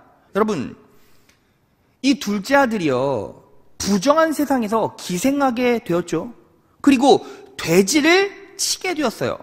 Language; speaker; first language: Korean; native; Korean